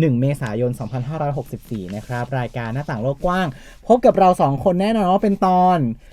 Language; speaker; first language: Thai; native; Thai